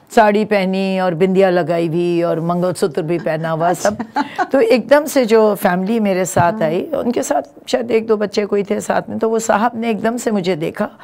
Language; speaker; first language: Urdu; native; Urdu